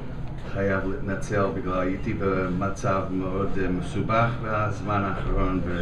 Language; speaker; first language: Hebrew; non-native, fluent; English